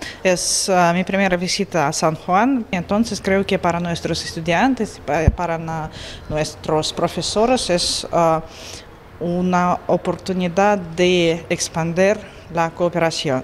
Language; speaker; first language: Spanish; non-native, fluent; Russian